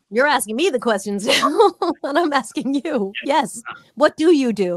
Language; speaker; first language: English; native; English